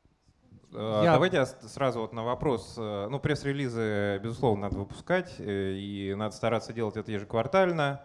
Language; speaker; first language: Russian; native; Russian